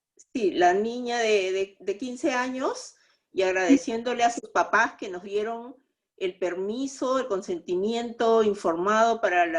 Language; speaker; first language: Spanish; native; Spanish